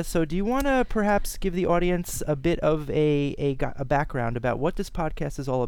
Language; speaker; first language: English; native; English